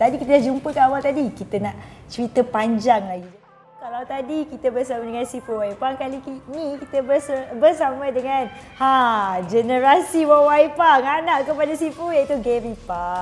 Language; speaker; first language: Malay; native; Malay